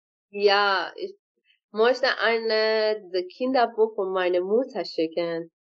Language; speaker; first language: German; non-native, learner; Persian